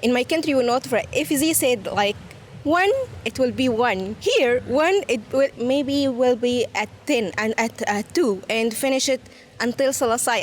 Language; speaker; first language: English; non-native, fluent; Arabic